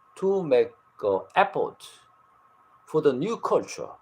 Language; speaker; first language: English; non-native, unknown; Korean